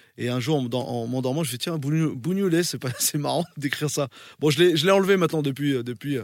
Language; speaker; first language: French; early bilingual, other home language; Arabic